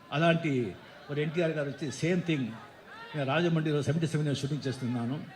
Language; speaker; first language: Telugu; non-native, fluent; Marathi